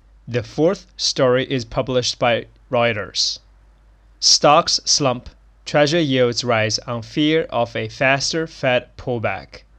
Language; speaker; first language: English; non-native, fluent; Chinese